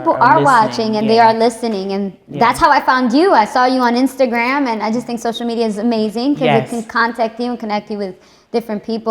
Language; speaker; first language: English; native; English